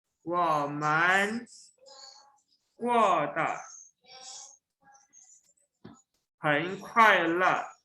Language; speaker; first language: Chinese; non-native, local second language; Indonesian